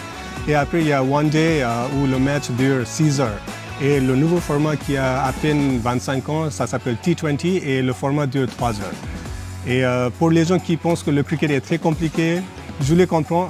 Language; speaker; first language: French; non-native, fluent; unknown